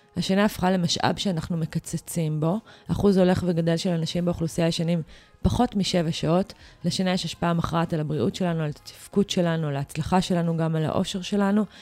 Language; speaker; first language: Hebrew; native; Hebrew